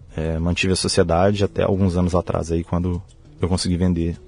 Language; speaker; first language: Portuguese; native; Portuguese